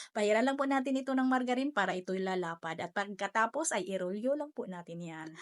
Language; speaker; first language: Filipino; non-native, local second language; Hiligaynon